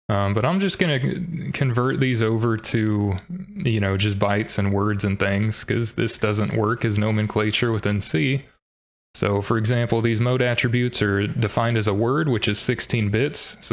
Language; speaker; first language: English; native; English